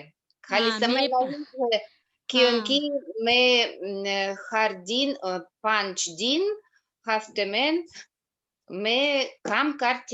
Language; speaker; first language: Hindi; non-native, learner; Russian